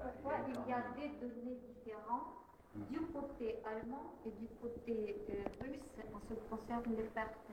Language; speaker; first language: French; non-native, fluent; Russian